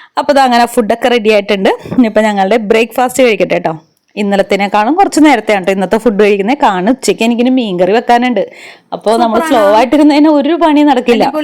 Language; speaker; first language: Malayalam; native; Malayalam